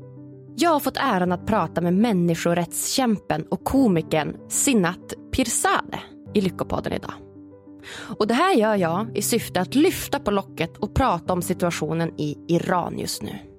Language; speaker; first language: Swedish; native; Swedish